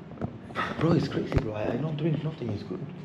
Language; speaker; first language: English; non-native, fluent; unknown